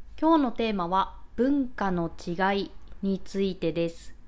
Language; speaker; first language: Japanese; native; Japanese